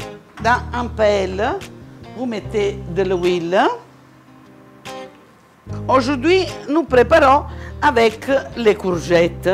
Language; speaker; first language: French; non-native, learner; Italian